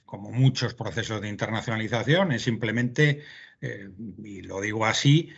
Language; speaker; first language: Spanish; native; Spanish